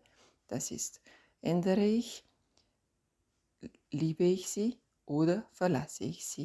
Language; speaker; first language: German; non-native, fluent; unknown